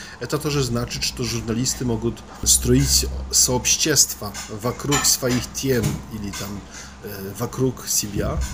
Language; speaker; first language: Russian; non-native, fluent; Polish